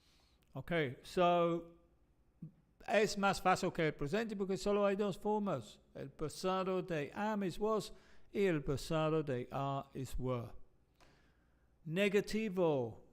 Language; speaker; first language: Spanish; non-native, fluent; English